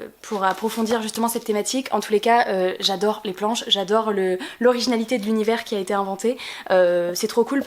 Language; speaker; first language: French; native; French